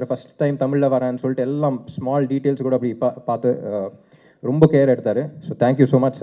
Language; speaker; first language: Tamil; non-native, local second language; Telugu